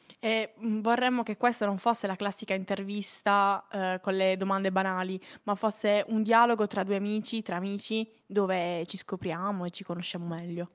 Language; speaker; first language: Italian; native; Italian